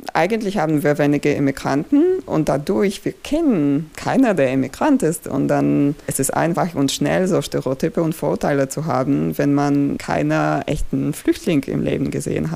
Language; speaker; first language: German; non-native, fluent; Polish